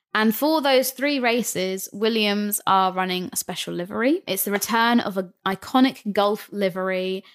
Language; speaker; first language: English; native; English